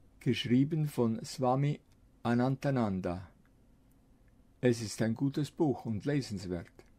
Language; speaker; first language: German; non-native, fluent; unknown